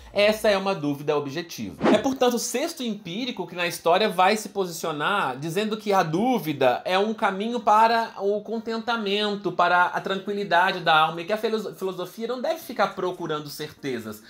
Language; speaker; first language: Portuguese; native; Portuguese